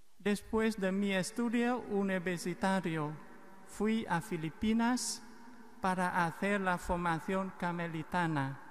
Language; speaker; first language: Spanish; non-native, fluent; Vietnamese